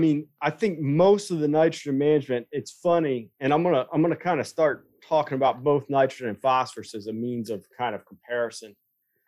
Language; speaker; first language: English; native; English